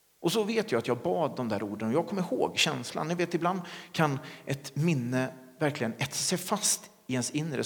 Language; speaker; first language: Swedish; native; Swedish